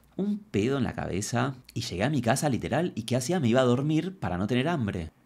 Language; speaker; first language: Spanish; native; Spanish